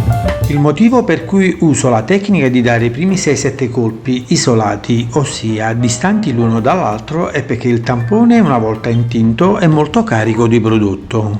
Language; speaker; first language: Italian; native; Italian